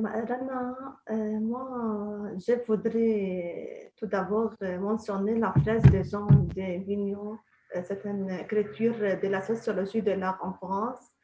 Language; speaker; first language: French; non-native, local second language; Arabic